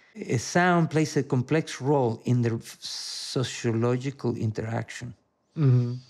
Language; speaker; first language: English; non-native, fluent; Spanish